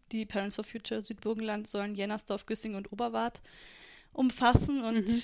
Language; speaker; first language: German; native; German